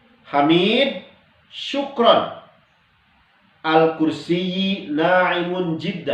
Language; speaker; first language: Arabic; non-native, fluent; Indonesian